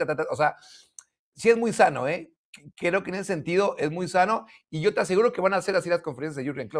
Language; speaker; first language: Spanish; native; Spanish